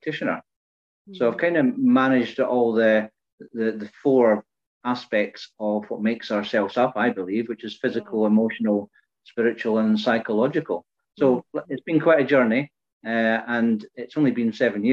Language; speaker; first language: English; native; English